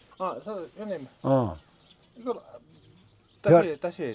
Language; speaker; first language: Korean; non-native, learner; Mongolian